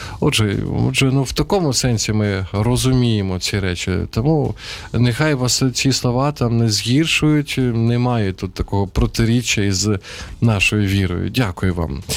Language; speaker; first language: Ukrainian; non-native, local second language; Russian